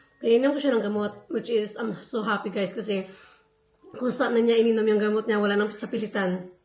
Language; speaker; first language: Filipino; non-native, local second language; Hiligaynon